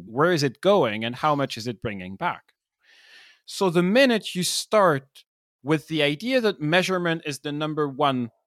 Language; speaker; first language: English; non-native, fluent; French